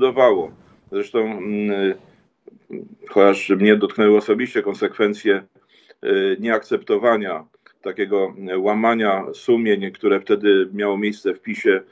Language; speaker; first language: Polish; native; Polish